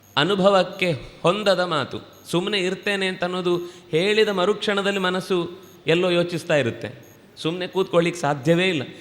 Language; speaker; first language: Kannada; non-native, local second language; Tulu